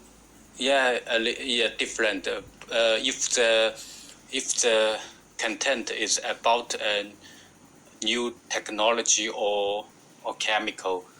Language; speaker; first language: English; non-native, learner; Chinese